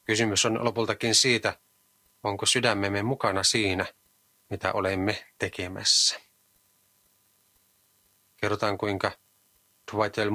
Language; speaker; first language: Finnish; native; Finnish